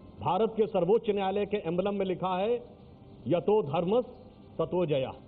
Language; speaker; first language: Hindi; native; Hindi